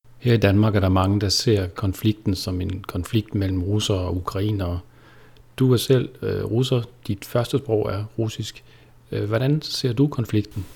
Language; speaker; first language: Danish; native; Danish